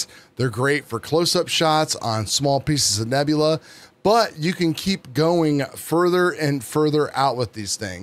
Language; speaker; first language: English; native; English